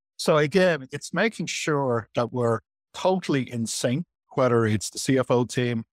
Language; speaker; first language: English; native; English